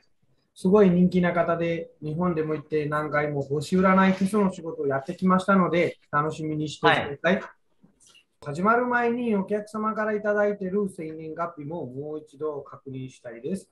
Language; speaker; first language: Japanese; non-native, fluent; Hindi